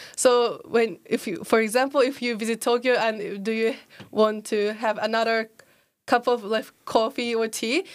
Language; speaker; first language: English; non-native, learner; Japanese